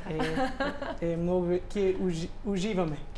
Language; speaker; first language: Macedonian; non-native, learner; English